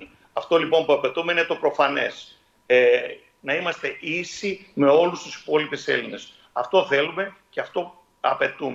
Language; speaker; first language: Greek; native; Greek